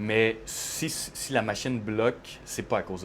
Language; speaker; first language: French; native; French